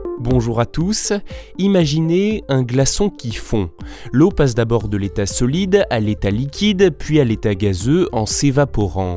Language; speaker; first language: French; native; French